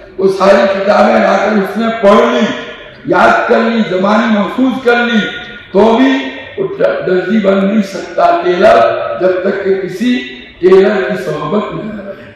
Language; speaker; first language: Urdu; non-native, local second language; Gujarati